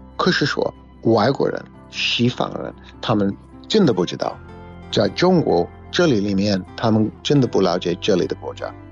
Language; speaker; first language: Chinese; non-native, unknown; English